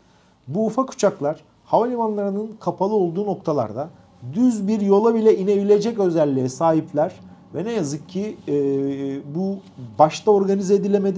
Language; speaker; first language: Turkish; native; Turkish